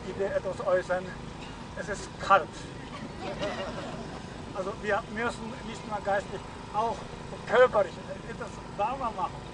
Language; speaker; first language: German; non-native, fluent; Japanese